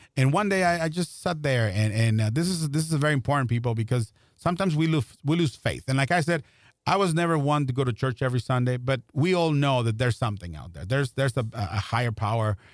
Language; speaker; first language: English; non-native, fluent; Spanish